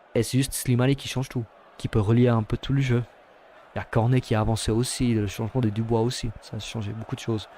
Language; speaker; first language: French; non-native, fluent; English